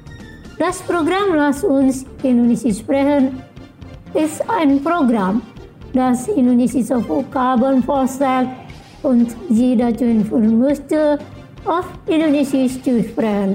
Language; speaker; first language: German; non-native, fluent; Indonesian